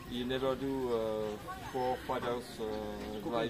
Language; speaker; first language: English; non-native, learner; French